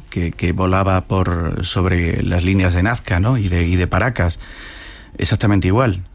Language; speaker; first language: Spanish; native; Spanish